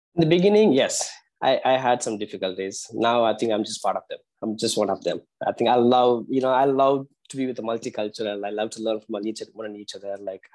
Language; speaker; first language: English; non-native, local second language; Tamil